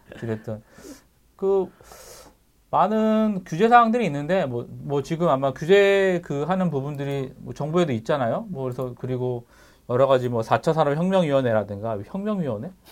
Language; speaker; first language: Korean; native; Korean